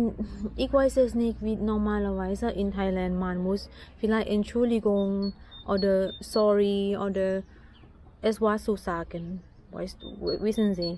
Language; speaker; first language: German; non-native, learner; Thai